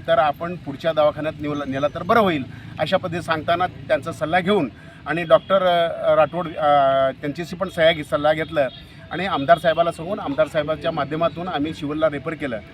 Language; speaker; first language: Marathi; non-native, local second language; Lambadi